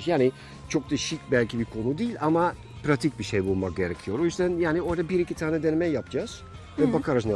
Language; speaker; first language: Turkish; non-native, fluent; Dutch